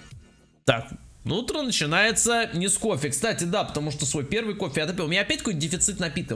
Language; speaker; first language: Russian; native; Russian